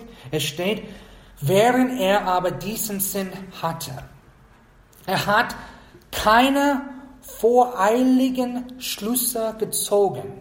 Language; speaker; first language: German; non-native, fluent; English